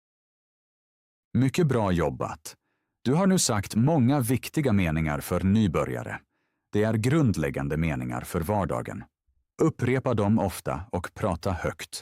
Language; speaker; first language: Swedish; non-native, fluent; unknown